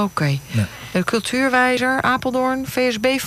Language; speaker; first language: Dutch; native; Dutch